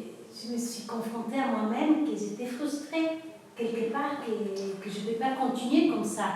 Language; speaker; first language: French; non-native, fluent; Spanish